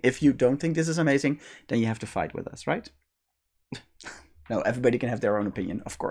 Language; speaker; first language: English; non-native, fluent; Dutch